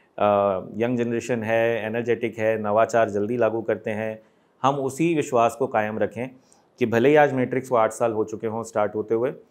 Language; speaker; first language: Hindi; native; Hindi